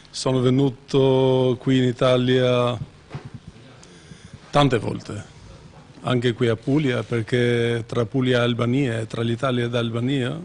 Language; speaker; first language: Italian; non-native, fluent; Albanian